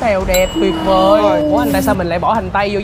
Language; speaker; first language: Vietnamese; native; Vietnamese